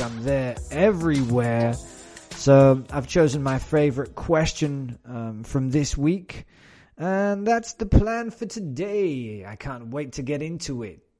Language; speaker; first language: English; native; English